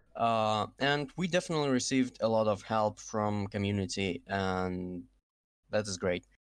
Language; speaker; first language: English; non-native, fluent; Russian